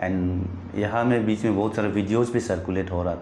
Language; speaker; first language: Hindi; non-native, local second language; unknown